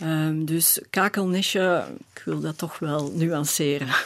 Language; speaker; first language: Dutch; native; Dutch